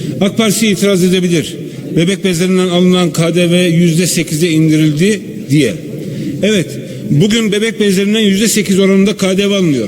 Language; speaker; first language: Turkish; native; Turkish